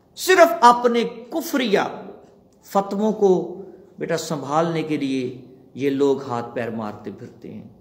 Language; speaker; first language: Urdu; non-native, local second language; Punjabi